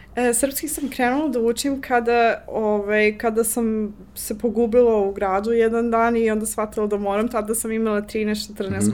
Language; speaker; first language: Serbian; non-native, fluent; English